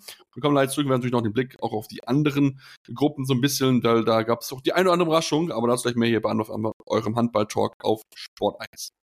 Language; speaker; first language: German; native; German